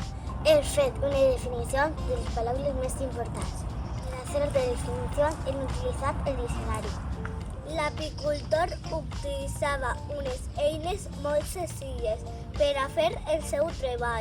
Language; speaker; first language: Catalan; non-native, local second language; Spanish